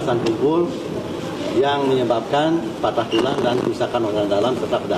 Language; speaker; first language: Indonesian; native; Indonesian